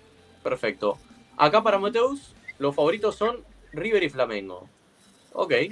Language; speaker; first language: Spanish; native; Spanish